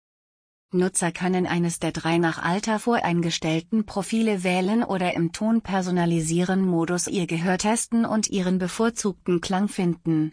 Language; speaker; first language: German; native; German